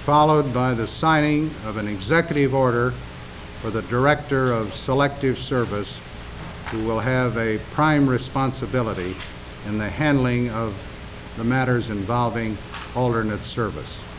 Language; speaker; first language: English; native; English